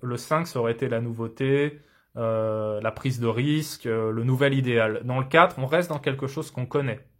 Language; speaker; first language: French; native; French